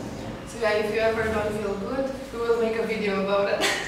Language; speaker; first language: English; non-native, fluent; Romanian